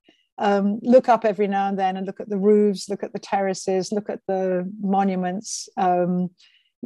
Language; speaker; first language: English; native; English